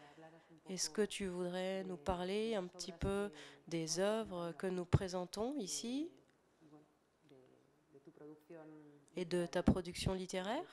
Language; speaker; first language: French; non-native, fluent; Spanish